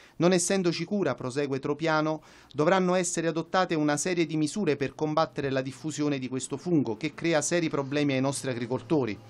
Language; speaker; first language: Italian; native; Italian